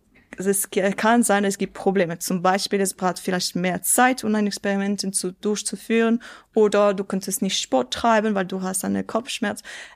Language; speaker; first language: German; non-native, local second language; French